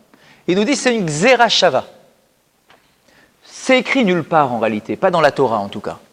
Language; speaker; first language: French; native; French